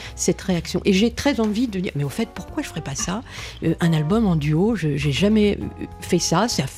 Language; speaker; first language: French; native; French